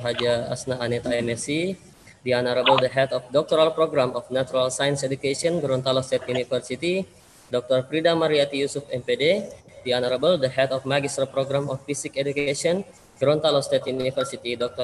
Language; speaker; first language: English; non-native, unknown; Indonesian